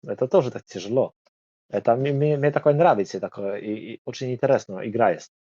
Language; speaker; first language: Russian; non-native, learner; Polish